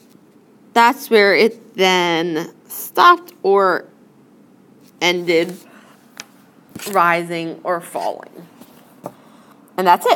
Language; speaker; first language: English; native; English